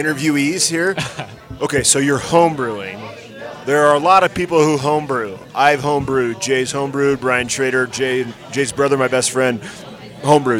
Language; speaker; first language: English; native; English